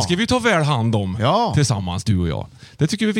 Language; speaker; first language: Swedish; native; Swedish